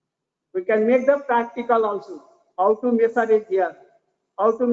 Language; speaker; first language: English; non-native, learner; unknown